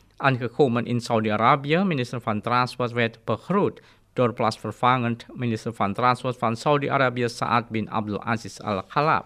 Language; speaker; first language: Dutch; non-native, fluent; Indonesian